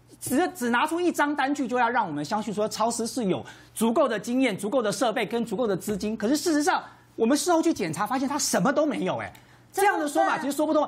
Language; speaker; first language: Chinese; native; Chinese